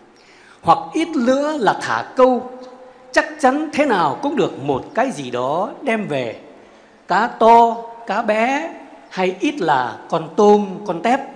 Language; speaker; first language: Vietnamese; native; Vietnamese